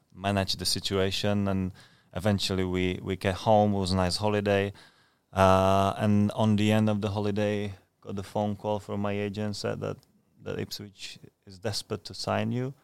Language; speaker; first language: English; non-native, fluent; Czech